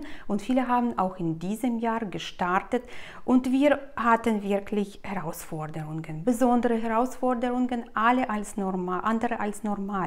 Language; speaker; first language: German; non-native, fluent; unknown